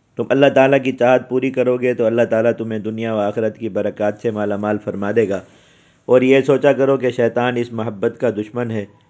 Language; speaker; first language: Urdu; native; Urdu